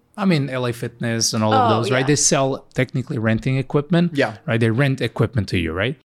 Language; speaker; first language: English; non-native, fluent; Macedonian